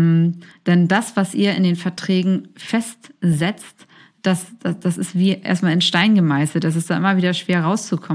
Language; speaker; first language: German; native; German